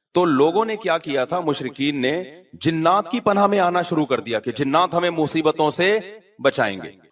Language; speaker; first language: Urdu; native; Urdu